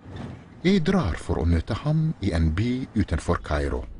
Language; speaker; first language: Norwegian; non-native, fluent; Arabic